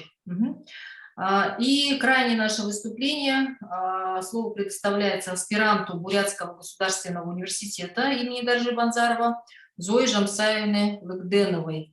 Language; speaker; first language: Russian; native; Russian